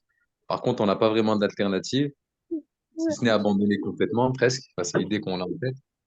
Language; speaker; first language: French; native; French